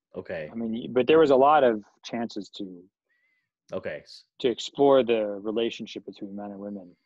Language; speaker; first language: English; native; English